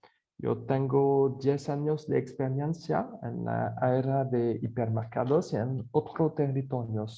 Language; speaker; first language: Spanish; non-native, fluent; French